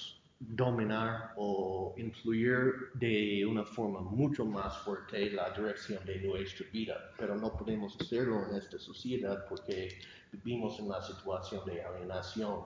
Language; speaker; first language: Spanish; non-native, fluent; English